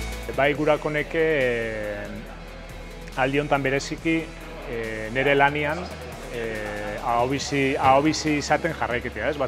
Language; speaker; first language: Basque; native; Basque